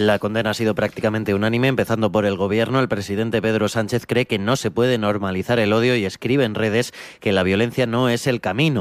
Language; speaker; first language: Spanish; native; Spanish